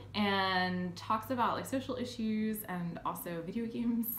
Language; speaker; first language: English; native; English